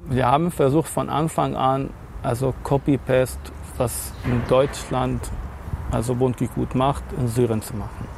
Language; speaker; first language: German; non-native, fluent; Arabic